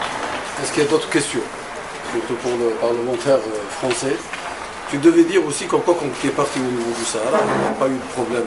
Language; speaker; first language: French; non-native, local second language; Arabic